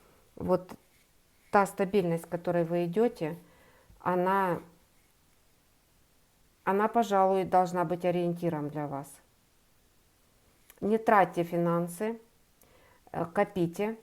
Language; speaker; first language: Russian; native; Russian